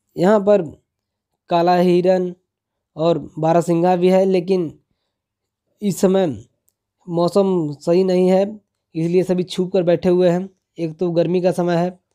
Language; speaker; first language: Hindi; native; Hindi